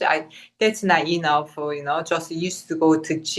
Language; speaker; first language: English; non-native, fluent; Korean